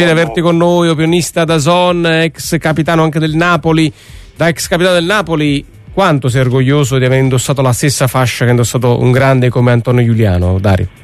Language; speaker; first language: Italian; native; Italian